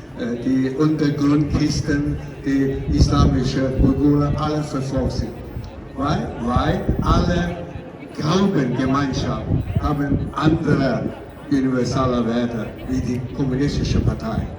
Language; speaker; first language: German; non-native, fluent; Cantonese